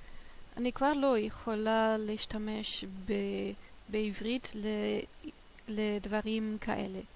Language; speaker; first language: Hebrew; non-native, learner; German